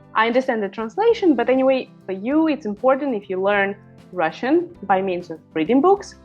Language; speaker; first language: English; non-native, fluent; Russian